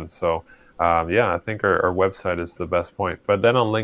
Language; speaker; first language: English; native; English